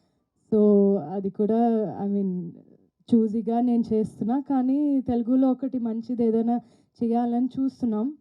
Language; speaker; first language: Telugu; non-native, fluent; Malayalam